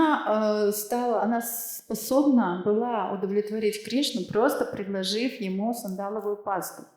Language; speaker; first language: Russian; native; Russian